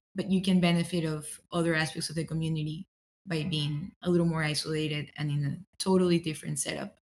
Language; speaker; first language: English; non-native, fluent; Spanish